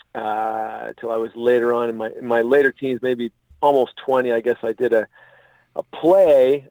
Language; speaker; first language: English; native; English